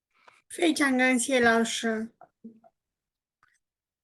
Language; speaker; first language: Chinese; non-native, learner; Romanian